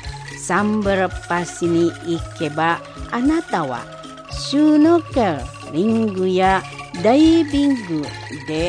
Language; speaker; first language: Japanese; non-native, fluent; Indonesian